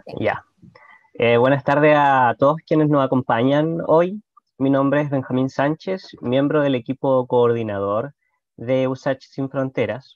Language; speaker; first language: Spanish; native; Spanish